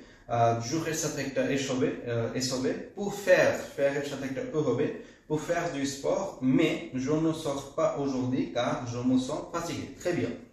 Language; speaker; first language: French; non-native, fluent; Bangla